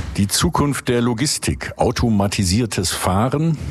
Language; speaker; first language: German; native; German